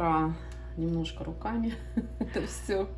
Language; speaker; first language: Russian; native; Russian